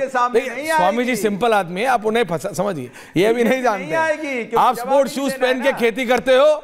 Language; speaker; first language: Hindi; native; Hindi